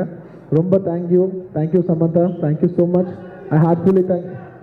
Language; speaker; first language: Tamil; non-native, local second language; Telugu